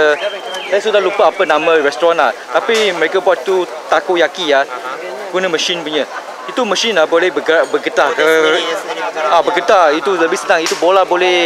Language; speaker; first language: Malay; non-native, local second language; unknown